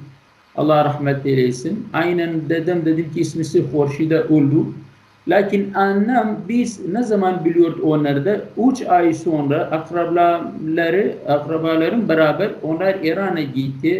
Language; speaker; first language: Turkish; non-native, learner; Kurdish